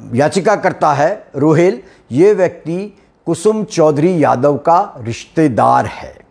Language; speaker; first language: Hindi; native; Hindi